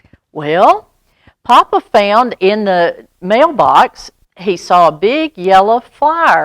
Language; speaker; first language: English; native; English